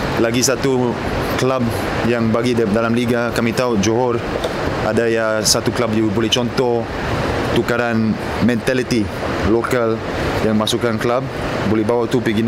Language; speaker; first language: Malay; non-native, fluent; English